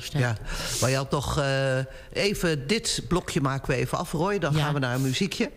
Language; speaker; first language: Dutch; native; Dutch